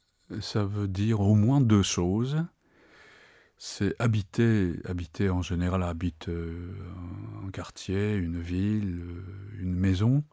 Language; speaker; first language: French; non-native, fluent; Japanese